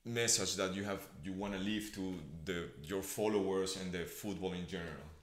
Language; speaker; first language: English; non-native, fluent; Spanish